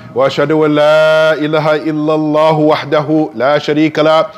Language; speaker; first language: Arabic; non-native, learner; English